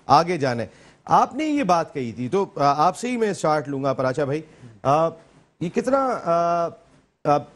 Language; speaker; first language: Urdu; native; Urdu